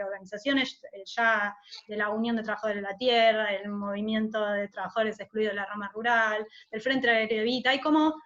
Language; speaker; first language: Spanish; native; Spanish